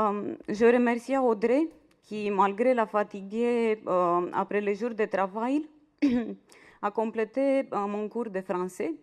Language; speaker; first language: French; non-native, fluent; Romanian